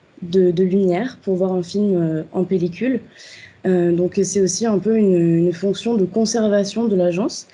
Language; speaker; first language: French; native; French